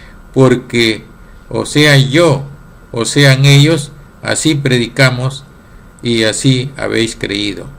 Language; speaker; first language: Spanish; native; Spanish